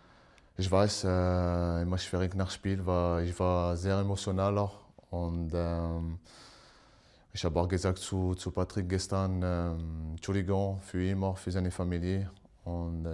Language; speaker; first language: German; non-native, learner; French